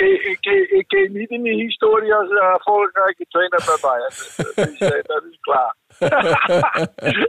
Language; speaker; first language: German; non-native, fluent; Danish